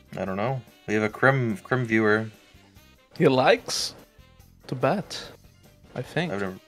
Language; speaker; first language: English; native; English